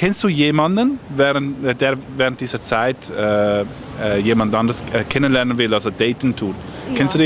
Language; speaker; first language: German; native; German